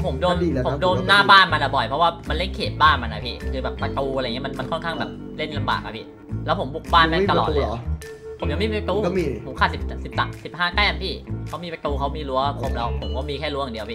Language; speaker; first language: Thai; native; Thai